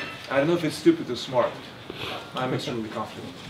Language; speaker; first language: English; non-native, fluent; Russian